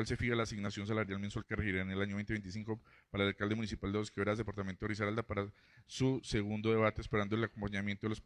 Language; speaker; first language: Spanish; native; Spanish